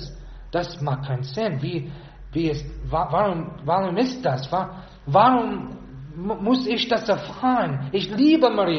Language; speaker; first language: German; non-native, fluent; English